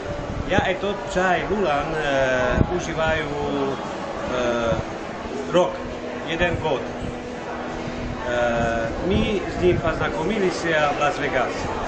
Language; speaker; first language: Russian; non-native, learner; Slovak